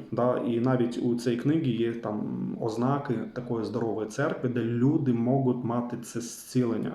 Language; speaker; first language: Ukrainian; non-native, local second language; Russian